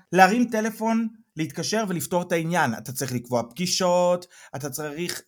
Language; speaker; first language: Hebrew; native; Hebrew